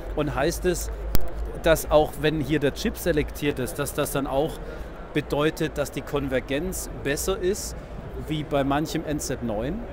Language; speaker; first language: German; native; German